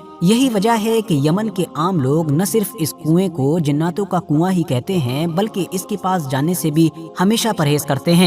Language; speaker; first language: Hindi; native; Hindi